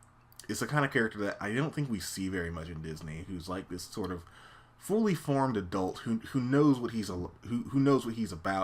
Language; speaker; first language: English; native; English